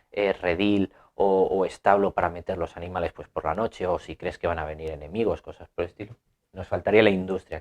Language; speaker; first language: Spanish; native; Spanish